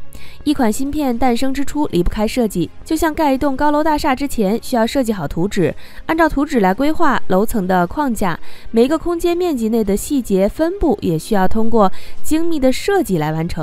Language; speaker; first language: Chinese; native; Chinese